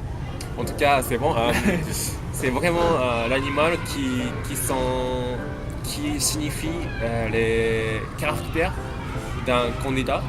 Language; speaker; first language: French; non-native, learner; Japanese